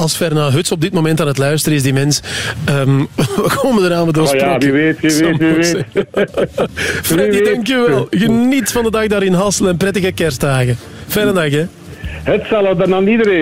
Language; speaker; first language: Dutch; native; Dutch